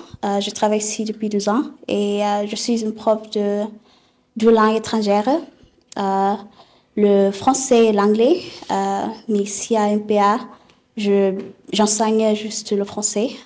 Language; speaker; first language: French; non-native, fluent; Southern Sotho